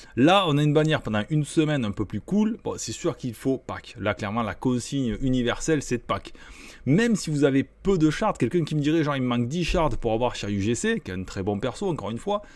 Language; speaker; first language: French; native; French